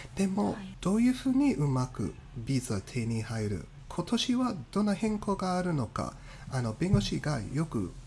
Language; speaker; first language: Japanese; non-native, fluent; English